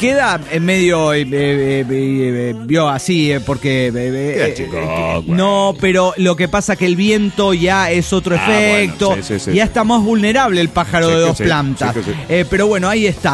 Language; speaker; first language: Spanish; native; Spanish